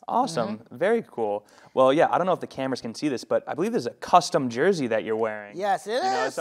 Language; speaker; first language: English; native; English